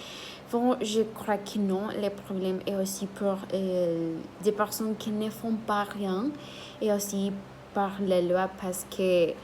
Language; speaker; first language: French; non-native, learner; Spanish